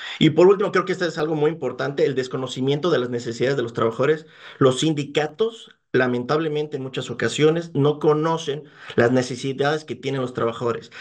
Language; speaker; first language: Spanish; native; Spanish